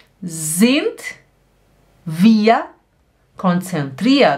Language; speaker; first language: German; non-native, fluent; Portuguese